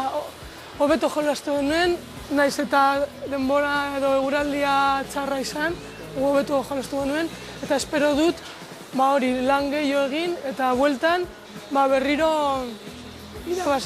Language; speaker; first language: Basque; non-native, local second language; Spanish